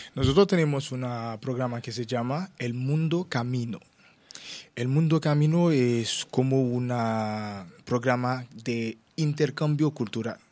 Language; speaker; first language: Spanish; non-native, learner; Haitian Creole